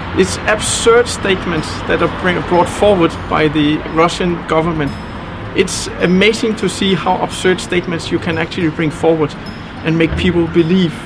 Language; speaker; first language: English; non-native, fluent; Danish